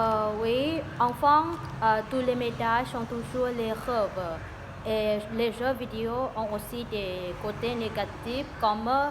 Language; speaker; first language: French; non-native, learner; Vietnamese